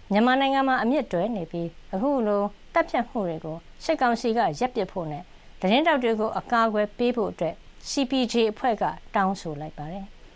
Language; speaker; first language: Burmese; native; Burmese